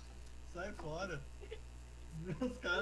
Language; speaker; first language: Portuguese; native; Portuguese